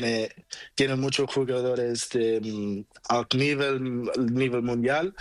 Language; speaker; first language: Spanish; non-native, learner; Portuguese